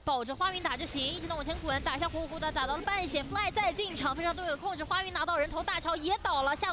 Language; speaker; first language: Chinese; native; Chinese